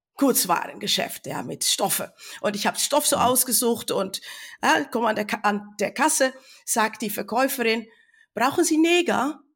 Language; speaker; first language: German; non-native, fluent; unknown